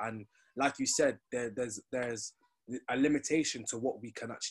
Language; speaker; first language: English; native; English